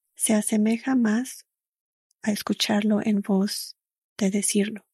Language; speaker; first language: Spanish; early bilingual, other home language; English